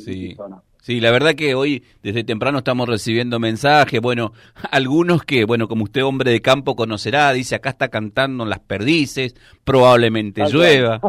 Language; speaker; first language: Spanish; native; Spanish